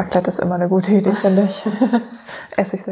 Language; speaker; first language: German; native; German